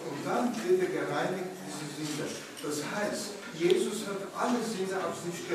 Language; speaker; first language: German; non-native, learner; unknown